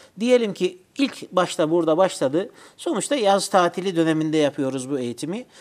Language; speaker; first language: Turkish; native; Turkish